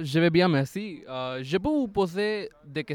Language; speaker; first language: French; non-native, learner; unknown